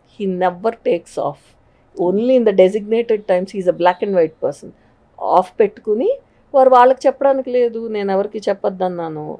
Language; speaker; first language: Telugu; native; Telugu